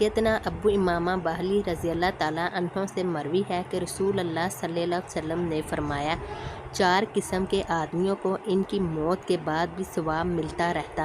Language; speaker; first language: Urdu; native; Urdu